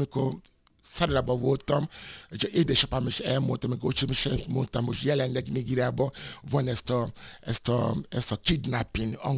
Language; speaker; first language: Hungarian; non-native, fluent; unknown